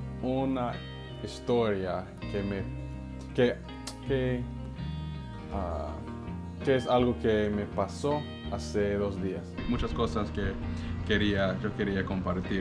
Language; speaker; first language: Spanish; non-native, learner; English